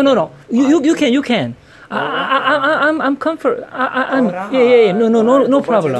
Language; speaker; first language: English; non-native, learner; Korean